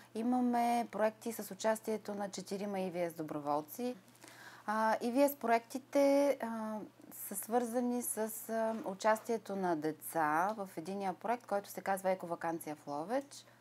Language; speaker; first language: Bulgarian; native; Bulgarian